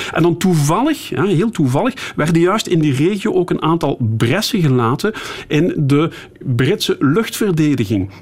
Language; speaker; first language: Dutch; native; Dutch